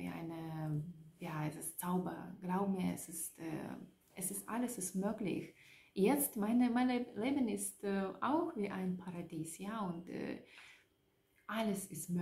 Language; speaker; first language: German; non-native, learner; Russian